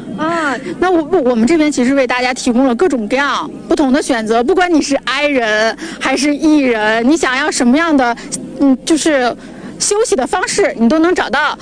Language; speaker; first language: Chinese; native; Chinese